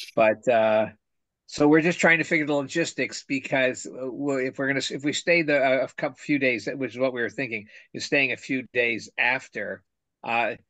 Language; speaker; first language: English; native; English